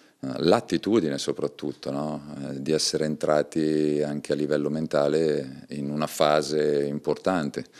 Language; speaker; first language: Italian; native; Italian